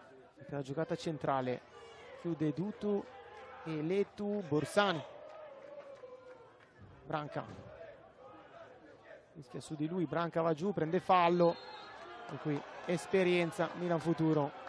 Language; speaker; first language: Italian; native; Italian